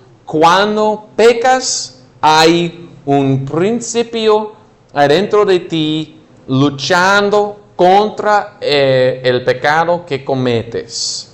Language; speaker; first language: Spanish; non-native, fluent; English